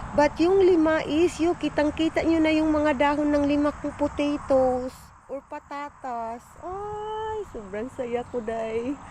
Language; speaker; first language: Filipino; non-native, local second language; Cebuano